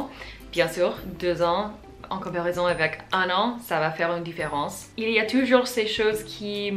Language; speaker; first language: French; non-native, fluent; English